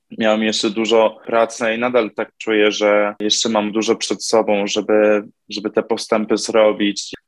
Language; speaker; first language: Polish; early bilingual, heritage; Polish